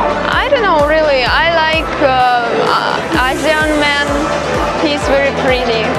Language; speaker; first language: English; non-native, learner; Russian